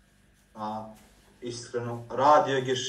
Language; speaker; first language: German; non-native, learner; Croatian